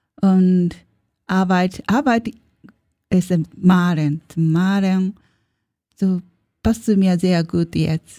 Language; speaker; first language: German; non-native, learner; Japanese